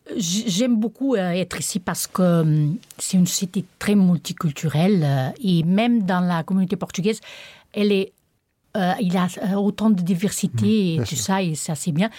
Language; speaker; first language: French; non-native, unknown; Portuguese